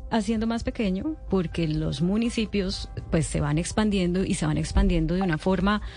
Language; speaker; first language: Spanish; native; Spanish